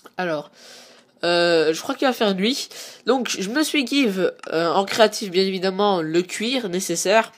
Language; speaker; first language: French; native; French